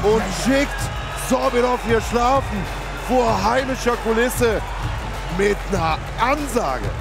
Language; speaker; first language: German; native; German